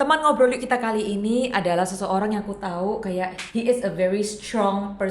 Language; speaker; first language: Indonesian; native; Indonesian